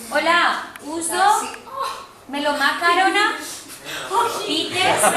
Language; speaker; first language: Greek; non-native, learner; Spanish